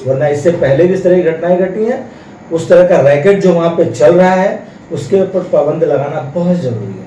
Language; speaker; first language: Hindi; non-native, local second language; Bangla